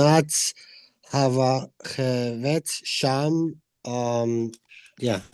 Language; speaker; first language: Hebrew; non-native, learner; English